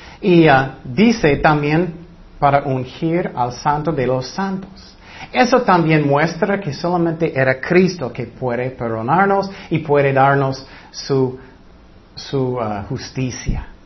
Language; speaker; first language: Spanish; non-native, fluent; English